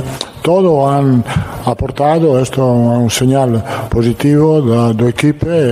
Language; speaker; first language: Portuguese; non-native, learner; Italian